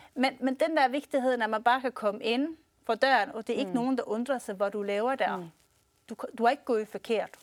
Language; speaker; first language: Danish; early bilingual, heritage; Swedish